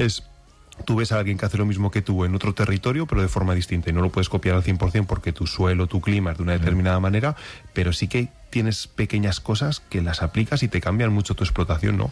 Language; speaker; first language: Spanish; native; Spanish